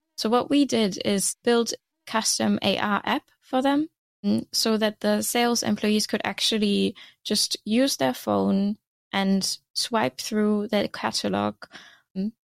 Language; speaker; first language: English; non-native, fluent; German